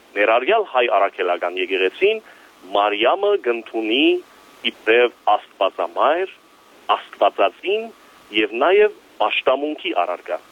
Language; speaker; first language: Armenian; early bilingual, heritage; Armenian